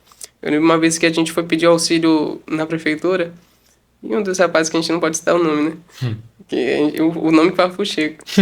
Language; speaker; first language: Portuguese; native; Portuguese